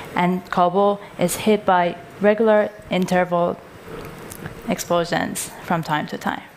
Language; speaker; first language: English; non-native, fluent; Persian